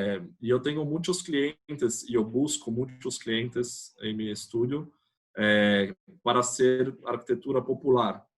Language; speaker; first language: Spanish; non-native, fluent; Portuguese